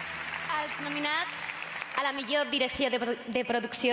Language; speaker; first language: Catalan; native; Catalan